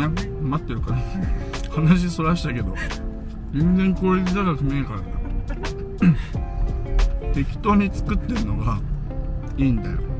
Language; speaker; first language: Japanese; native; Japanese